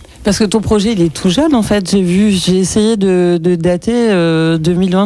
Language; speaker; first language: French; native; French